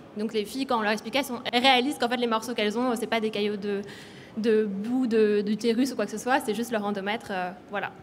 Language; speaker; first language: French; native; French